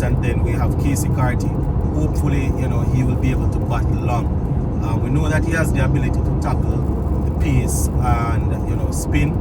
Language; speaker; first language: English; native; English